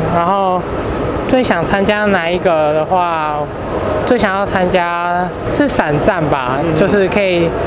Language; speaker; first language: Chinese; native; Chinese